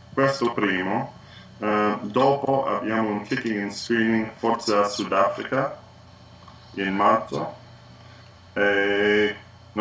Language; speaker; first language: Italian; non-native, learner; English